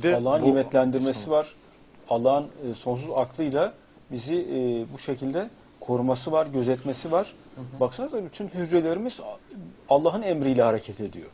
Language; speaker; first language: Turkish; native; Turkish